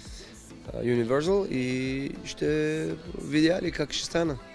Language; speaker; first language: Bulgarian; non-native, learner; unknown